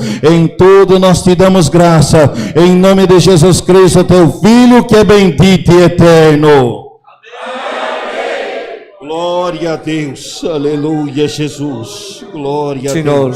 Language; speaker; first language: Portuguese; native; Portuguese